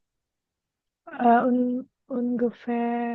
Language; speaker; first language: German; non-native, learner; Indonesian